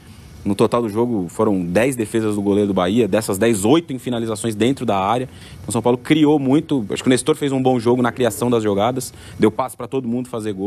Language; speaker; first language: Portuguese; native; Portuguese